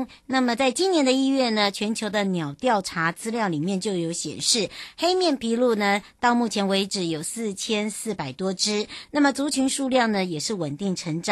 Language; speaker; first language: Chinese; native; Chinese